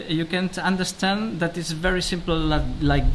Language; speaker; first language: English; non-native, learner; Spanish